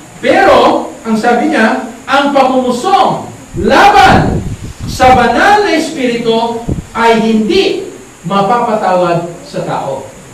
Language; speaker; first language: Filipino; native; Filipino